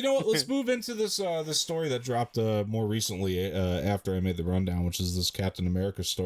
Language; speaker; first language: English; native; English